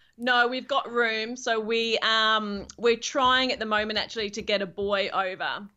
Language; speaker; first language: English; native; English